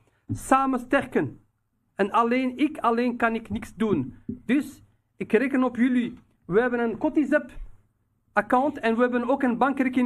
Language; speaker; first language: Dutch; non-native, local second language; Riffian